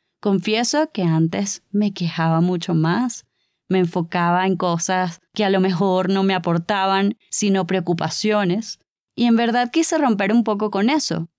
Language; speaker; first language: Spanish; native; Spanish